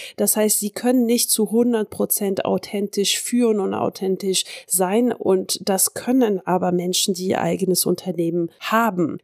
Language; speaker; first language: German; early bilingual, heritage; French